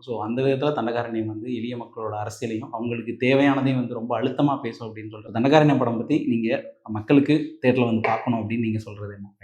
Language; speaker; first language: Tamil; native; Tamil